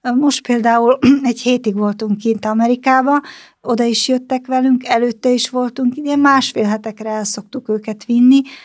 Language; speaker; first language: Hungarian; native; Hungarian